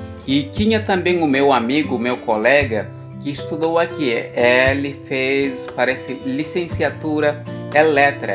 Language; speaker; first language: Portuguese; non-native, local second language; Upper Guinea Crioulo